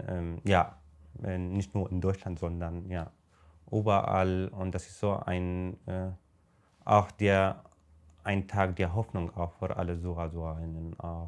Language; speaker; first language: German; non-native, fluent; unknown